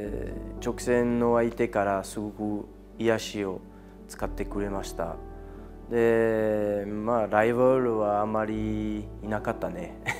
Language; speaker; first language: Japanese; non-native, fluent; French